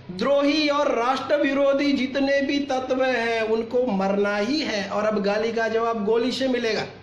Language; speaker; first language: Hindi; non-native, local second language; Gujarati